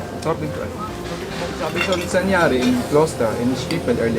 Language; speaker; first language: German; non-native, learner; Filipino